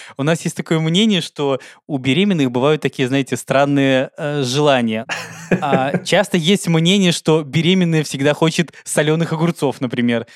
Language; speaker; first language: Russian; native; Russian